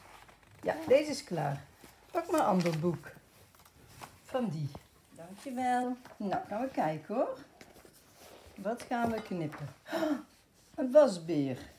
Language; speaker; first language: Dutch; native; Dutch